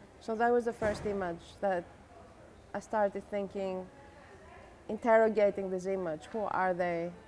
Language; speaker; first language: English; non-native, fluent; Greek